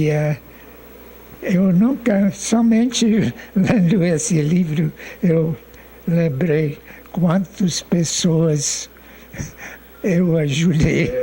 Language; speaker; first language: Portuguese; non-native, fluent; English